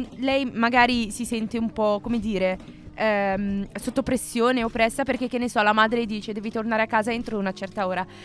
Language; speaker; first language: Italian; early bilingual, other home language; Arabic